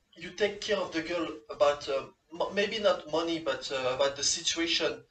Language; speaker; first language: English; non-native, fluent; French